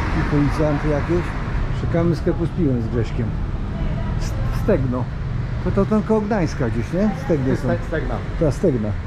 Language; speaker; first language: Polish; native; Polish